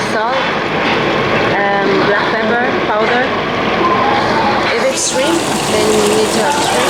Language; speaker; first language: English; non-native, fluent; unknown